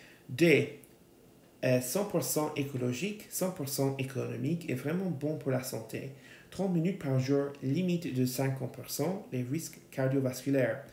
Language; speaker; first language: French; non-native, fluent; English